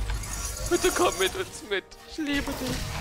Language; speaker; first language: German; native; German